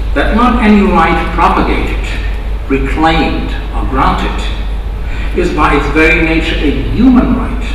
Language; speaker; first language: English; non-native, fluent; German